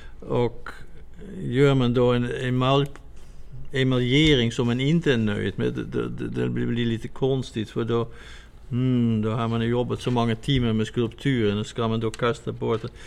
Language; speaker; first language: Swedish; non-native, fluent; Dutch